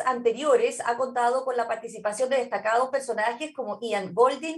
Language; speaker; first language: Spanish; native; Spanish